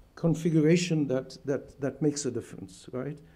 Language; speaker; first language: English; non-native, fluent; Arabic